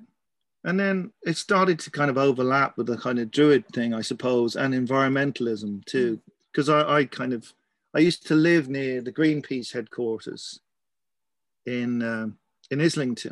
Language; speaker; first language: English; native; English